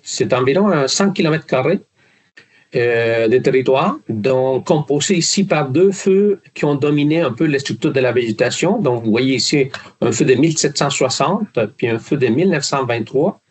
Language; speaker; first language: French; non-native, fluent; Spanish